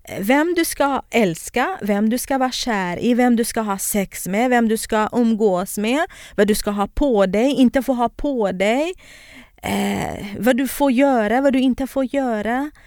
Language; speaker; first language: Swedish; non-native, fluent; Kurdish